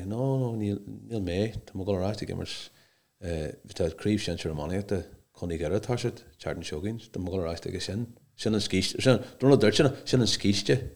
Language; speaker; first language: Irish; non-native, local second language; English